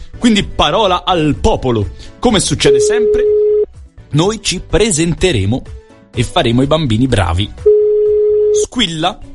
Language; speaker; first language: Italian; native; Italian